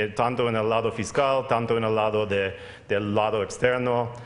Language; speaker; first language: Spanish; non-native, fluent; English